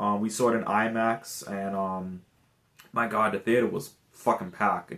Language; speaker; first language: English; native; English